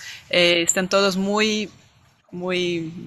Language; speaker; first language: Spanish; non-native, fluent; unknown